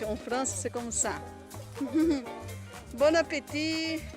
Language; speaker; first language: French; non-native, learner; Portuguese